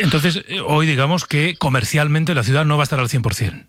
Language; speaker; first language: Spanish; native; Spanish